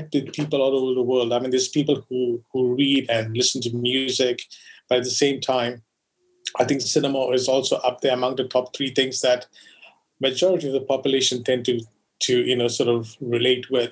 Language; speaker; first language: English; non-native, local second language; Konkani